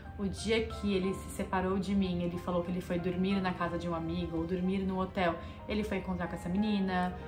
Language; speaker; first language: Portuguese; native; Portuguese